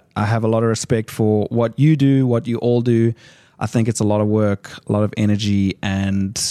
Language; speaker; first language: English; native; English